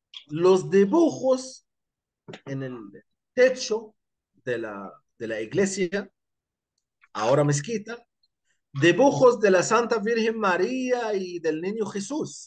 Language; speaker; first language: Spanish; non-native, fluent; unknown